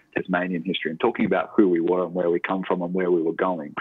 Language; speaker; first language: English; native; English